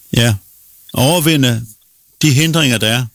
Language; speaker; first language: Danish; non-native, local second language; Faroese